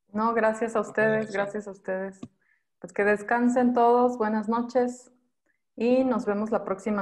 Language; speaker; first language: Spanish; native; Spanish